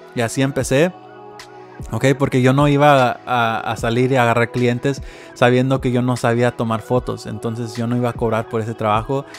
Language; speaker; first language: Spanish; early bilingual, heritage; Spanish